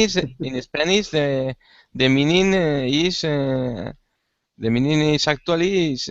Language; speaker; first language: English; non-native, learner; Spanish